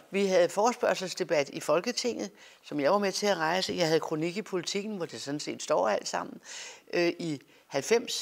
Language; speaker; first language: Danish; native; Danish